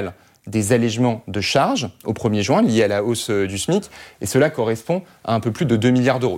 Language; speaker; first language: French; native; French